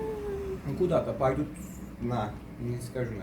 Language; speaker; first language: Russian; early bilingual, heritage; Russian